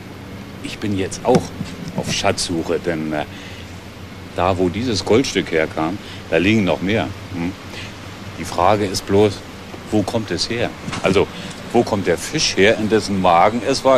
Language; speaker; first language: German; native; German